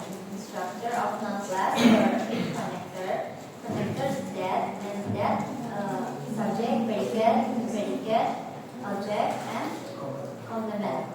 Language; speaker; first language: English; non-native, learner; Indonesian